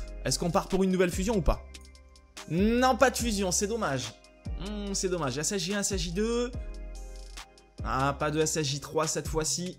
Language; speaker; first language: French; native; French